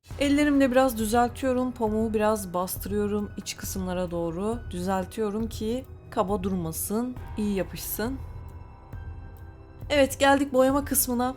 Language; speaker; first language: Turkish; native; Turkish